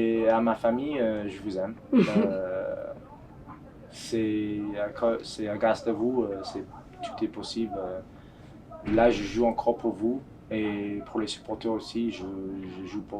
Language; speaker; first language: French; non-native, fluent; English